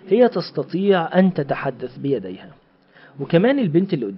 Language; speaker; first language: Arabic; native; Arabic